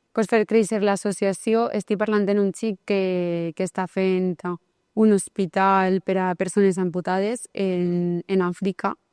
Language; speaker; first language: Catalan; native; Catalan